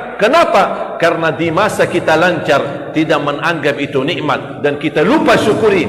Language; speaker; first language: Malay; non-native, fluent; Arabic